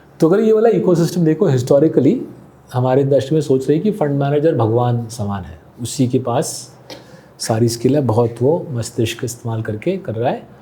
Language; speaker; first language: Hindi; non-native, local second language; Bangla